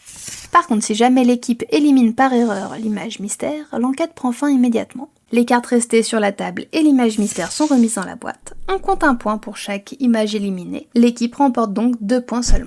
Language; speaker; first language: French; native; French